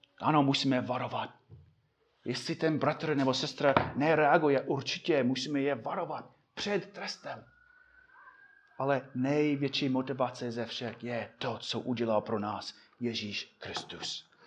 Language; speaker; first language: Czech; non-native, fluent; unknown